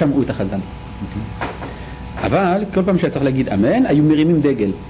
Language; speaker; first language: Hebrew; native; Hebrew